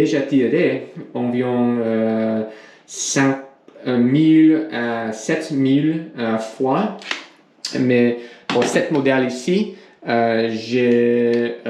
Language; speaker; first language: French; non-native, learner; English